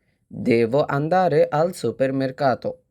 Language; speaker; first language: Italian; non-native, fluent; Bangla